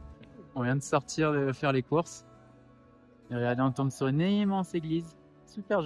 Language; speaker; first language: French; native; French